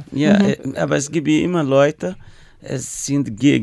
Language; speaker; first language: German; non-native, learner; Portuguese